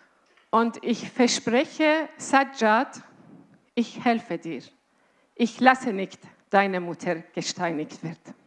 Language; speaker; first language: German; non-native, fluent; Azerbaijani